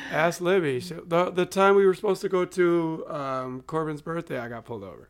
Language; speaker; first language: English; native; English